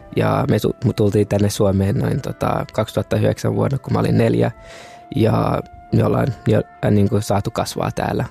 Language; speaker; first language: Finnish; early bilingual, other home language; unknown